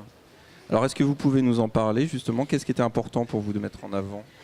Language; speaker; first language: French; native; French